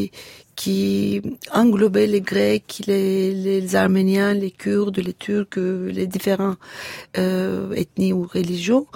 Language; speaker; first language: French; non-native, fluent; Turkish